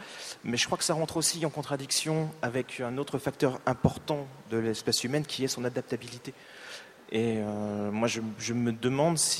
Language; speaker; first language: French; native; French